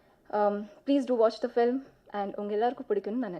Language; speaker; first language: Tamil; non-native, fluent; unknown